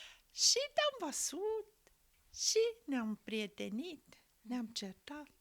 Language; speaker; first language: Romanian; non-native, fluent; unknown